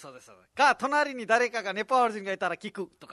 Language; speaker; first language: Japanese; non-native, fluent; Nepali